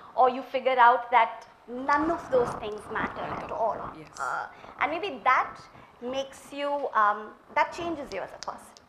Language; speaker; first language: English; non-native, local second language; Malayalam